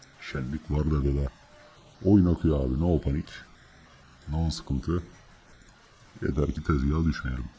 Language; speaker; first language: Turkish; native; Turkish